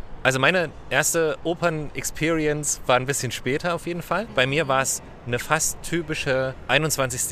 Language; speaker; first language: German; native; German